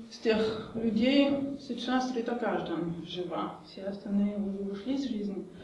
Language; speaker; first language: Russian; non-native, fluent; German